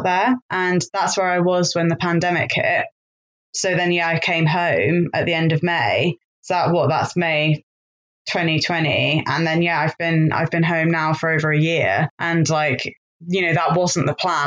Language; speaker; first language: English; native; English